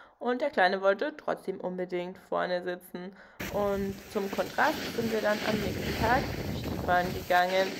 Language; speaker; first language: German; native; German